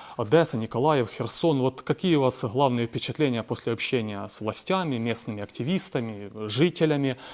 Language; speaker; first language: Russian; native; Russian